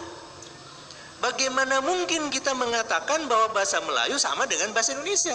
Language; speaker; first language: Indonesian; native; Indonesian